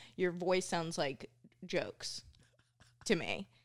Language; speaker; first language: English; native; English